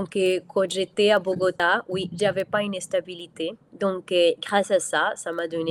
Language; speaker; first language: French; non-native, fluent; Spanish